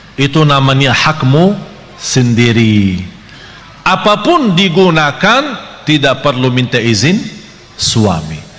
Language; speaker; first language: Malay; non-native, fluent; Arabic